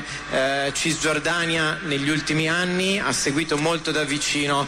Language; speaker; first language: Italian; native; Italian